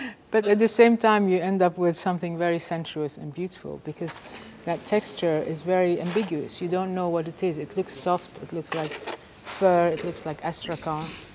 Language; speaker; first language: English; non-native, fluent; Arabic